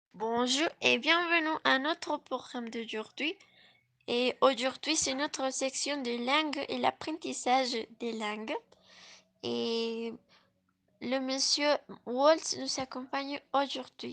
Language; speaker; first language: French; non-native, learner; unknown